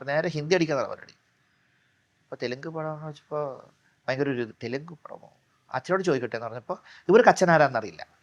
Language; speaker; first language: Malayalam; early bilingual, heritage; Malayalam